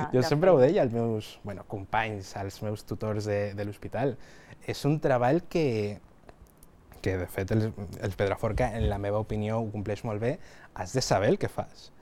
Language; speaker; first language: Catalan; non-native, local second language; Spanish